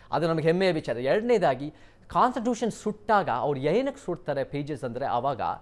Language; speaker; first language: Kannada; early bilingual, heritage; Kannada